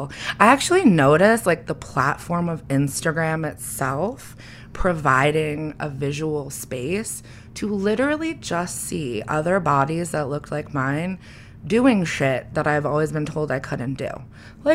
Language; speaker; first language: English; native; English